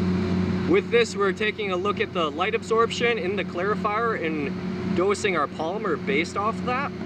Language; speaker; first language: English; native; English